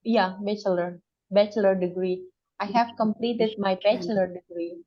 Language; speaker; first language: English; non-native, fluent; Indonesian